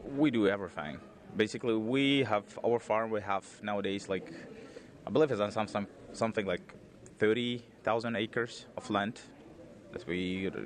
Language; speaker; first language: English; non-native, fluent; Uzbek